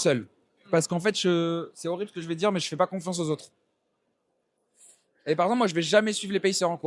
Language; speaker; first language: French; native; French